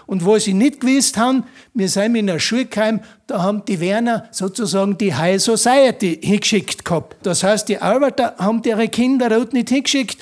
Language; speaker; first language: German; native; German